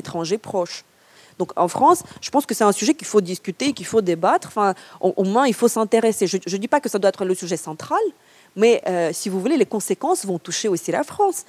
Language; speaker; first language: French; non-native, fluent; Ukrainian